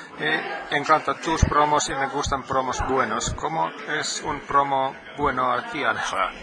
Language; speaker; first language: Spanish; non-native, fluent; Finnish